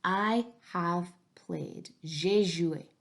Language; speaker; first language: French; non-native, fluent; English